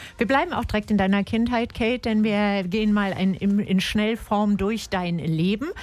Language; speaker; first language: German; native; German